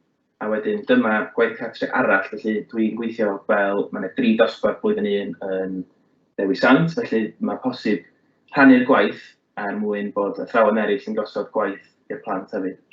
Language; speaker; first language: Welsh; native; Welsh